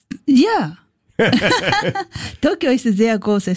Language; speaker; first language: German; non-native, learner; Japanese